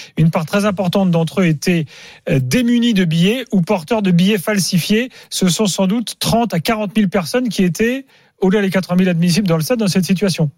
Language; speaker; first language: French; native; French